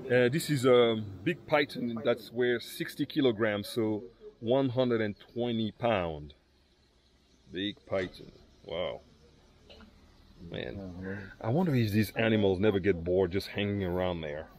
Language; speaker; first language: English; non-native, fluent; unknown